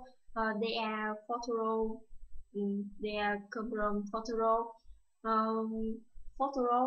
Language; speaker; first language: English; non-native, learner; Vietnamese